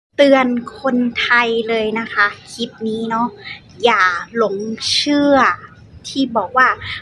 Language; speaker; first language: Thai; native; Thai